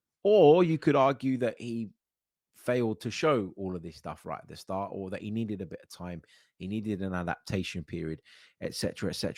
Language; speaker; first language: English; native; English